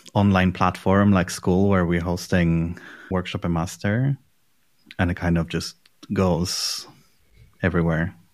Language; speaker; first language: English; non-native, fluent; Polish